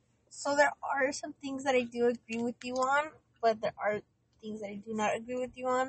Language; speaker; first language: English; early bilingual, other home language; Spanish